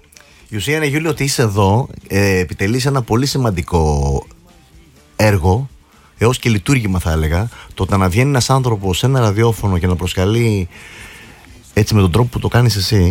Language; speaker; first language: Greek; native; Greek